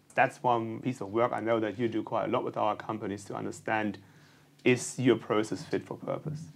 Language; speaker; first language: English; non-native, fluent; German